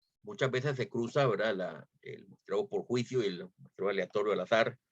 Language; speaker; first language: Spanish; native; Spanish